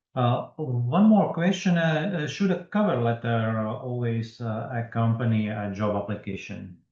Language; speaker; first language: English; non-native, fluent; Latvian